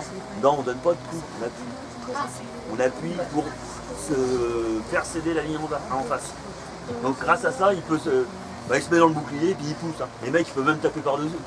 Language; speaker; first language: French; native; French